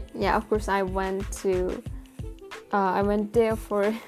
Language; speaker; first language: English; non-native, learner; Japanese